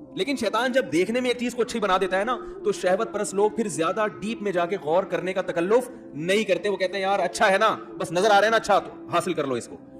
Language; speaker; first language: Urdu; native; Urdu